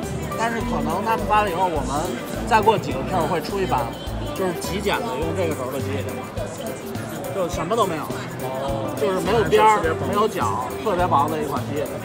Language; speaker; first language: Chinese; native; Chinese